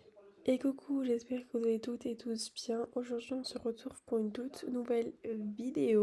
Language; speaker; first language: French; native; French